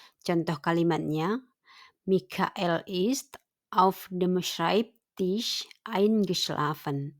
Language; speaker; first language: German; non-native, fluent; Indonesian